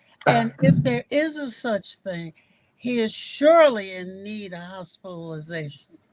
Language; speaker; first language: English; native; English